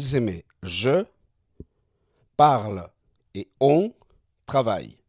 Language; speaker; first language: French; non-native, fluent; Spanish